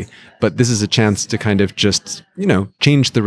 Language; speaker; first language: English; native; English